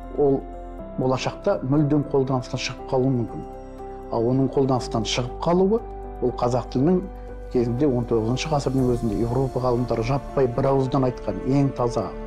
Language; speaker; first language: Kazakh; non-native, local second language; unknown